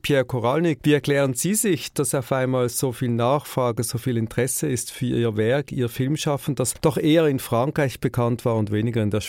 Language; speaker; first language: German; native; German